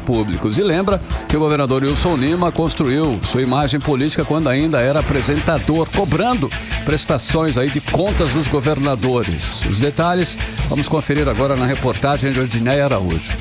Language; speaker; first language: Portuguese; native; Portuguese